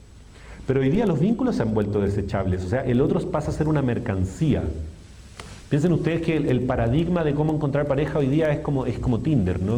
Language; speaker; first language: Spanish; native; Spanish